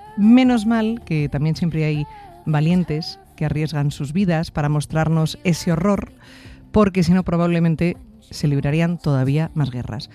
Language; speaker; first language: Spanish; native; Spanish